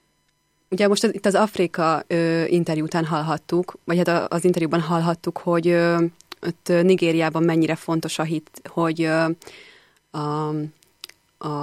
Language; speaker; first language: Hungarian; native; Hungarian